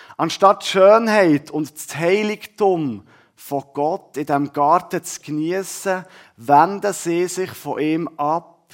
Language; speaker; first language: German; native; German